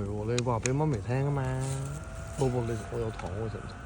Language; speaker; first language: Cantonese; native; Cantonese